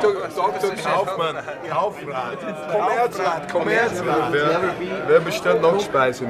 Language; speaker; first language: German; native; German